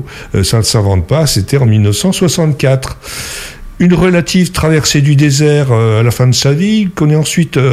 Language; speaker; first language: French; native; French